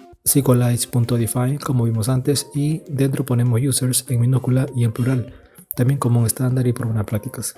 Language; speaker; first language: Spanish; native; Spanish